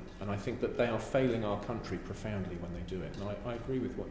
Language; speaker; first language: English; native; English